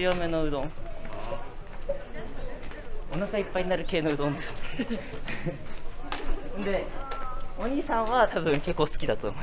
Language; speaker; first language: Japanese; native; Japanese